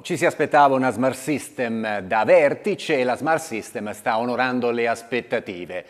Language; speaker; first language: Italian; native; Italian